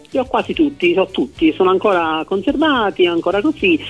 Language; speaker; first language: Italian; native; Italian